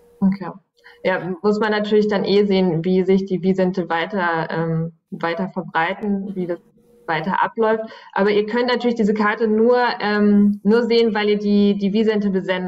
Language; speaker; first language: German; native; German